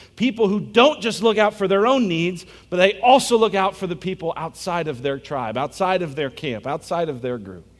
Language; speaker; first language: English; native; English